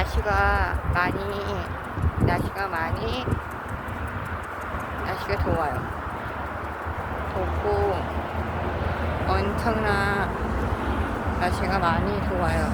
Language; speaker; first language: Korean; non-native, learner; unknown